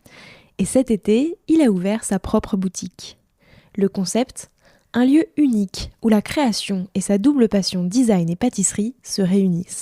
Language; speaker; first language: French; native; French